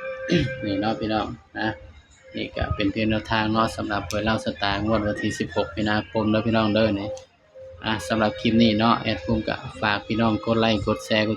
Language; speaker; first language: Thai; non-native, local second language; Lao